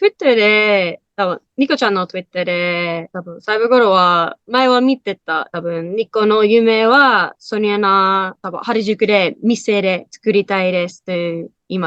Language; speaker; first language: Japanese; non-native, learner; English